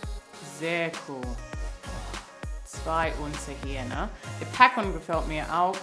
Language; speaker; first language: German; non-native, learner; English